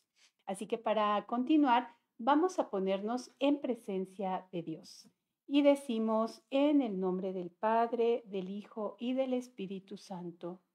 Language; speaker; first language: Spanish; native; Spanish